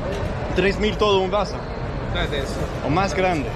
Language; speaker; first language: Spanish; non-native, learner; English